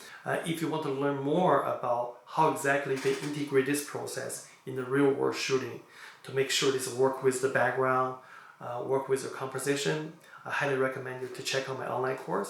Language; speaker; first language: English; non-native, fluent; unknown